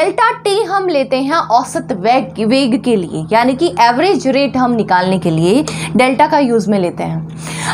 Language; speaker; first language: Hindi; native; Hindi